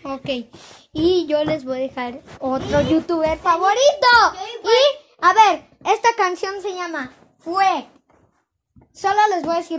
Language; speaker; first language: Spanish; native; Spanish